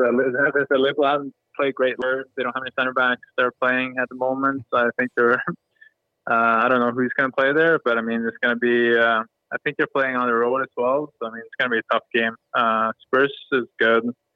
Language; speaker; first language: English; non-native, fluent; Swedish